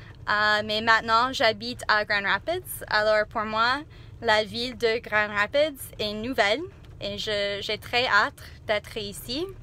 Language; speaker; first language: French; non-native, fluent; English